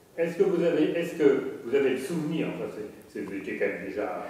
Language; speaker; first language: French; native; French